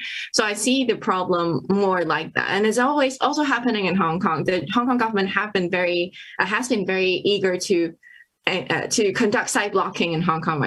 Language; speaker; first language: English; non-native, local second language; Cantonese